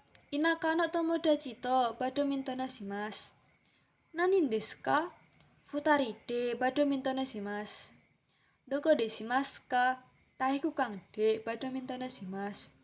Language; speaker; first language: Japanese; non-native, learner; Indonesian